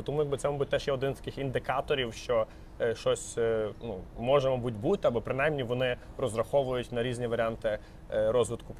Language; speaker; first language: Ukrainian; native; Ukrainian